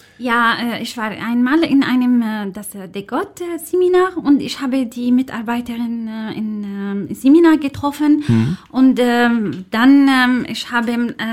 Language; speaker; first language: German; non-native, learner; Arabic